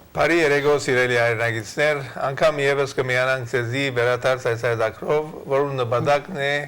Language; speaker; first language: Armenian; native; Armenian